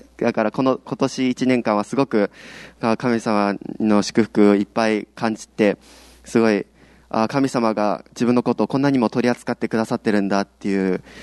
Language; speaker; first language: Japanese; early bilingual, heritage; Japanese